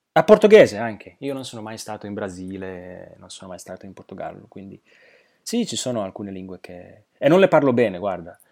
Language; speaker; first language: Italian; non-native, fluent; Slovak